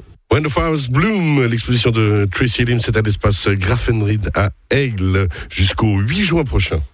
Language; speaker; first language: French; native; French